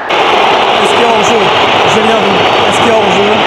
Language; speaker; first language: French; native; French